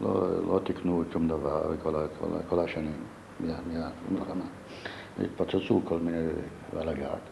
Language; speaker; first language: Hebrew; non-native, fluent; Yiddish